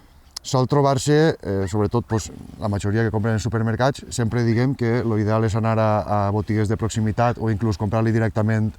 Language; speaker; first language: Catalan; native; Catalan